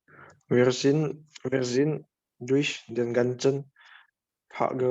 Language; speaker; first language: German; non-native, learner; Indonesian